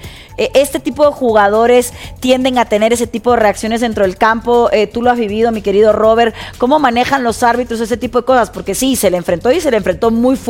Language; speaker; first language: Spanish; native; Spanish